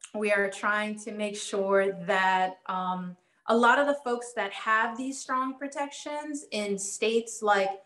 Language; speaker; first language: English; native; English